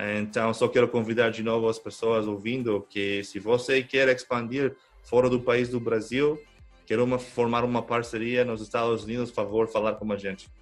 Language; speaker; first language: Portuguese; non-native, fluent; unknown